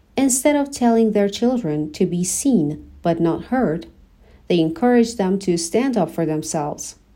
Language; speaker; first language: English; non-native, fluent; Persian